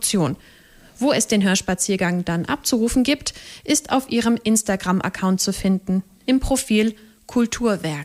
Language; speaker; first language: German; native; German